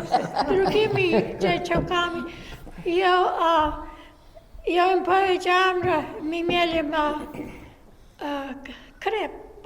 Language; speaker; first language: Polish; early bilingual, heritage; Polish